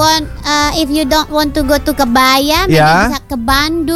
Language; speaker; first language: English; non-native, learner; Indonesian